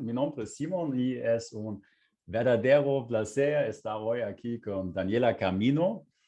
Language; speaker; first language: Spanish; non-native, fluent; German